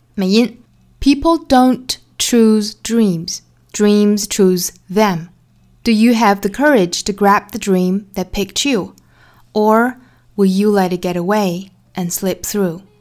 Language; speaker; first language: English; non-native, fluent; Chinese